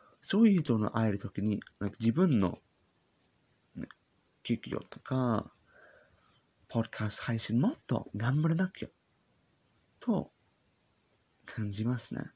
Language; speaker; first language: Japanese; non-native, learner; English